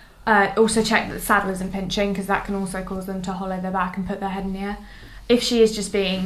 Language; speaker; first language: English; native; English